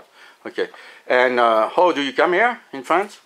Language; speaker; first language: English; non-native, learner; French